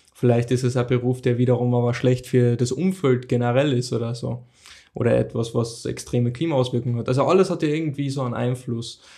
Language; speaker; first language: German; native; German